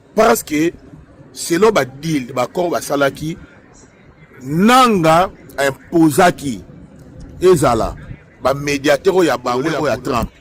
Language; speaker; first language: Lingala; non-native, local second language; Kongo